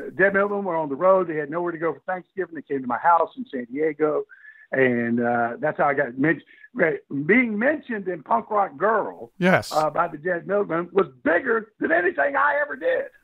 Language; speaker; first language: English; native; English